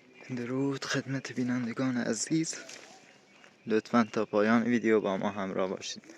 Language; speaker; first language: Persian; native; Persian